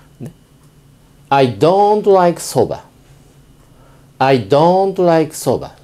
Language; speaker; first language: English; non-native, fluent; Japanese